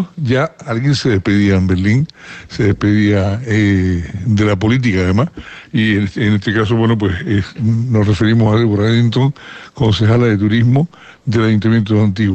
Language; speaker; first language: Spanish; native; Spanish